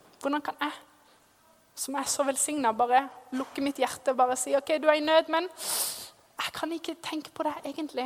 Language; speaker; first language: Norwegian; native; Norwegian